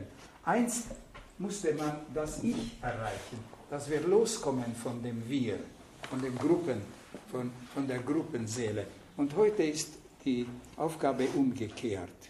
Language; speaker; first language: German; non-native, fluent; Hungarian